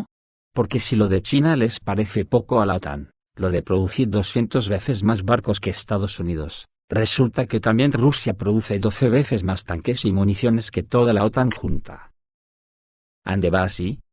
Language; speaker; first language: Spanish; native; Spanish